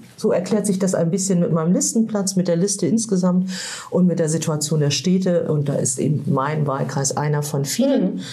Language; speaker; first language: German; native; German